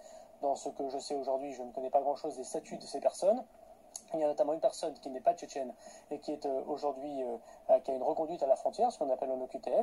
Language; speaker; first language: French; native; French